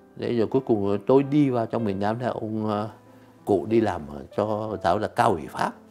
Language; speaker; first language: Vietnamese; native; Vietnamese